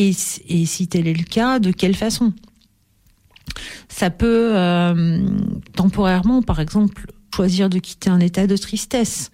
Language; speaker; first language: French; native; French